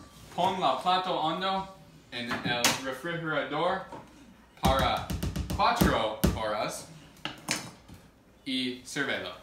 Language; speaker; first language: Spanish; non-native, learner; English